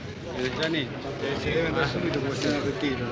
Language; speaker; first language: Italian; native; Italian